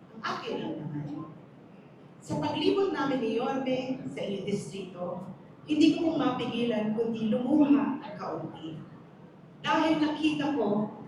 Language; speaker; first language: Filipino; native; Filipino